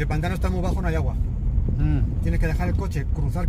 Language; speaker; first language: Spanish; native; Spanish